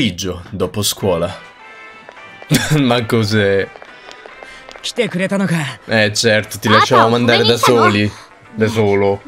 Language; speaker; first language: Italian; native; Italian